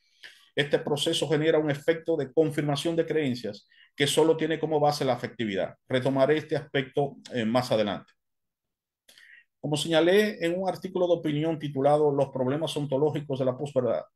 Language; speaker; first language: Spanish; native; Spanish